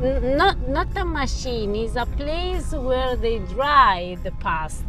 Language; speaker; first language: English; non-native, fluent; Italian